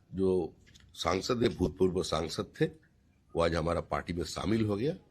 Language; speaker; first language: Hindi; non-native, local second language; Bangla